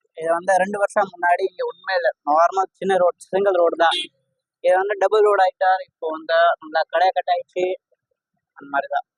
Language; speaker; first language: Tamil; non-native, learner; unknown